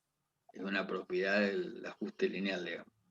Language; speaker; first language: Spanish; native; Spanish